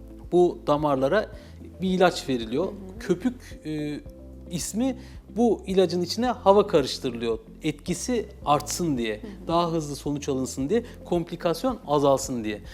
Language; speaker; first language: Turkish; native; Turkish